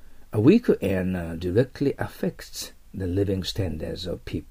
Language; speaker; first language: English; non-native, fluent; Japanese